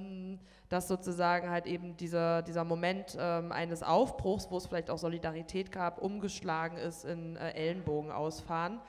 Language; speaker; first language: German; native; German